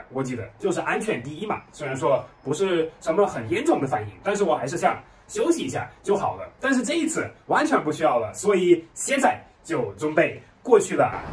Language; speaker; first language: Chinese; non-native, fluent; German